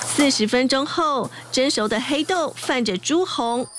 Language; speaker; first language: Chinese; native; Chinese